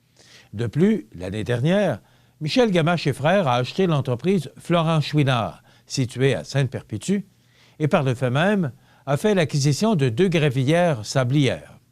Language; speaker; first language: French; native; French